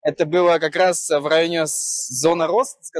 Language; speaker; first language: Russian; native; Russian